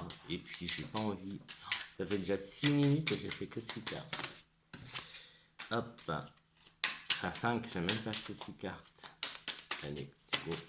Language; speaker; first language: French; native; French